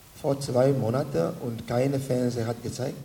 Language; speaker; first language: German; non-native, learner; French